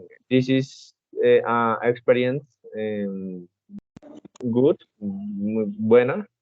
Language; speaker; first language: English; non-native, learner; Spanish